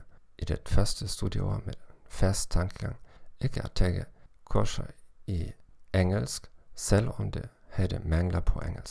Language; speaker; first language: Danish; non-native, fluent; German